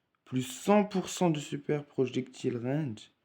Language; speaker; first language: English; non-native, learner; French